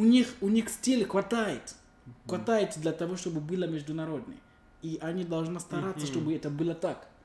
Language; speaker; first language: Russian; non-native, fluent; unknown